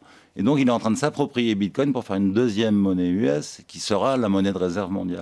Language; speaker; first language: French; native; French